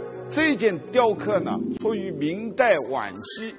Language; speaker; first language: Chinese; native; Chinese